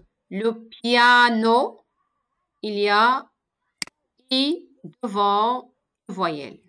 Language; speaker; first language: French; non-native, local second language; Arabic